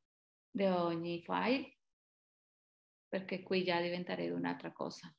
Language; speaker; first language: Italian; non-native, fluent; Spanish